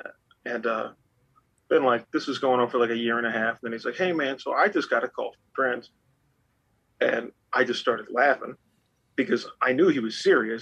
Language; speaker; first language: English; native; English